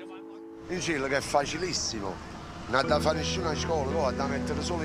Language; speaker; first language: Italian; native; Italian